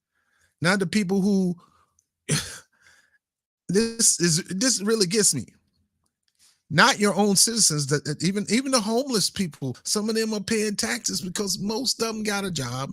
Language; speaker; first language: English; native; English